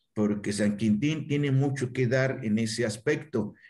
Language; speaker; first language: Spanish; non-native, local second language; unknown